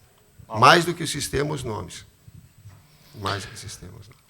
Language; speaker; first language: Portuguese; native; Portuguese